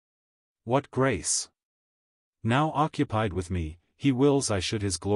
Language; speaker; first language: English; native; English